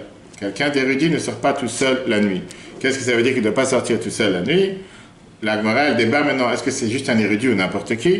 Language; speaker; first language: French; native; French